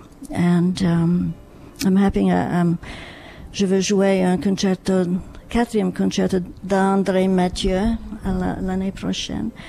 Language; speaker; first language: French; non-native, fluent; English